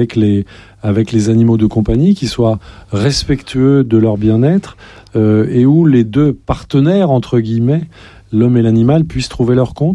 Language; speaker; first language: French; native; French